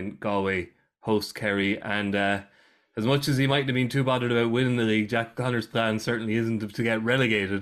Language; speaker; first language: English; native; English